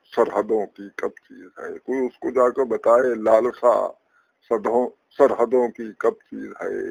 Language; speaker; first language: Urdu; non-native, local second language; Punjabi